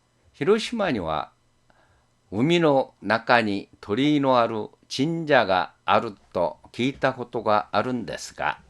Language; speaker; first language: Japanese; non-native, fluent; Korean